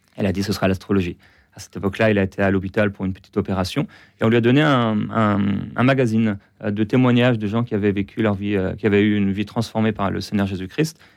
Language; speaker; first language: French; native; French